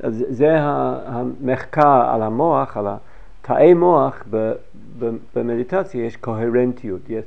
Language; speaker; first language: Hebrew; non-native, fluent; English